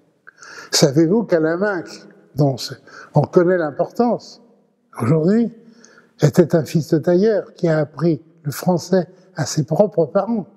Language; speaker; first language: French; early bilingual, other home language; Ladino